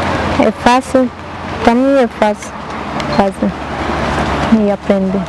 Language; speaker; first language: Portuguese; non-native, local second language; Guarani